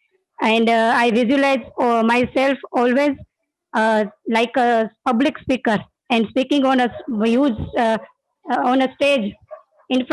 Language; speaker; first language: English; non-native, learner; Gujarati